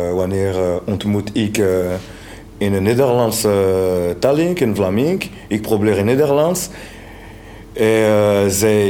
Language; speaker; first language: Dutch; non-native, learner; French